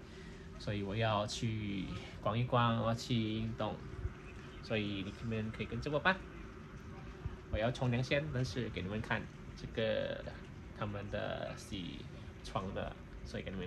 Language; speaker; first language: Chinese; early bilingual, heritage; Chinese